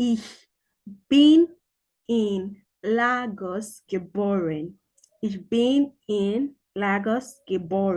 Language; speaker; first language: German; non-native, learner; Yoruba